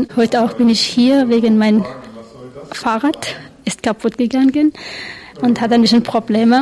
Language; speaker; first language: German; non-native, learner; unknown